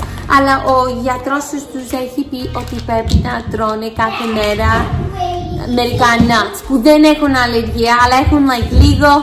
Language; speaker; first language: Greek; early bilingual, heritage; English